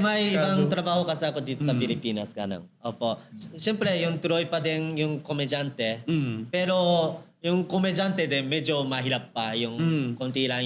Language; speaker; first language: Filipino; non-native, learner; Japanese